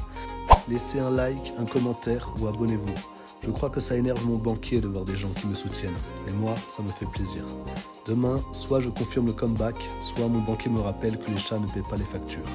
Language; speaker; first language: French; native; French